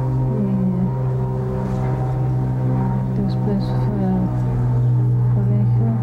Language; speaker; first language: Spanish; non-native, fluent; German